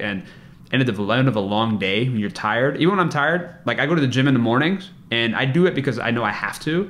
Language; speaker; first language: English; native; English